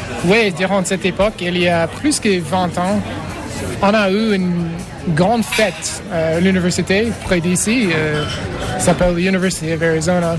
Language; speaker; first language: French; non-native, fluent; English